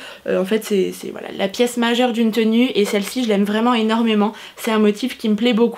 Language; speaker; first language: French; native; French